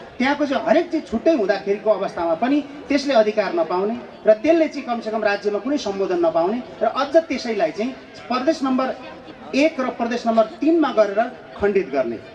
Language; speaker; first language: Nepali; native; Nepali